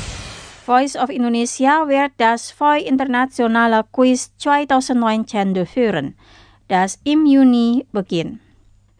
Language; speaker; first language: German; non-native, fluent; Indonesian